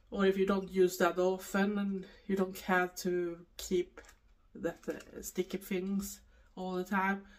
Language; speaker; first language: English; non-native, fluent; Swedish